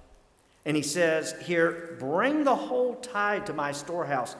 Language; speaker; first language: English; native; English